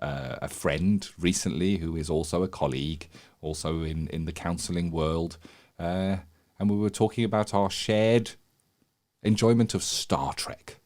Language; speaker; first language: English; native; English